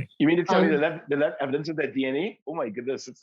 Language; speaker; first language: English; native; English